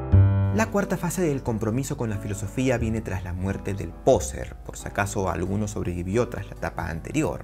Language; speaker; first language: Spanish; native; Spanish